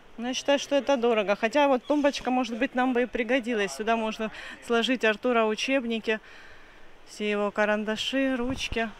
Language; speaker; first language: Russian; native; Russian